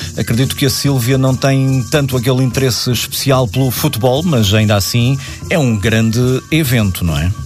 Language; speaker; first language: Portuguese; native; Portuguese